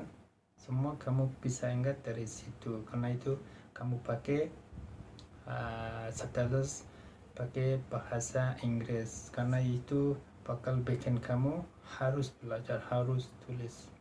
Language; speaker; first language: Indonesian; non-native, fluent; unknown